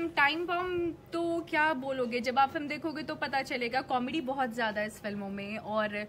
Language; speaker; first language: Hindi; native; Hindi